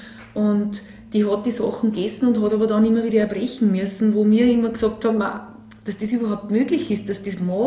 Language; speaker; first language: German; native; German